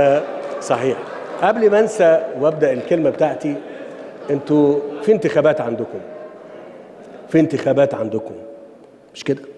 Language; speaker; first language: Arabic; native; Arabic